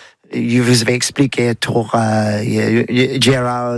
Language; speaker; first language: French; non-native, learner; English